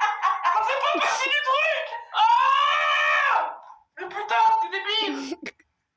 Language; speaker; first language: French; native; French